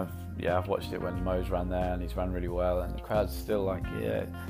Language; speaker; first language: English; native; English